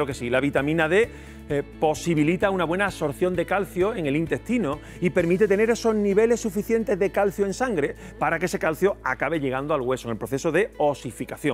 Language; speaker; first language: Spanish; native; Spanish